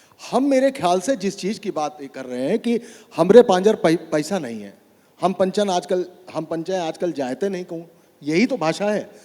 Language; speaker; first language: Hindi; native; Hindi